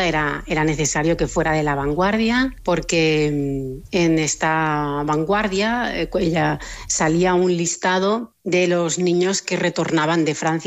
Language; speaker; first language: Spanish; native; Spanish